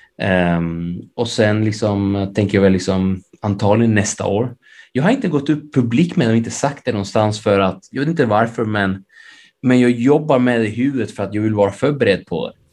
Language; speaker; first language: Swedish; early bilingual, other home language; Spanish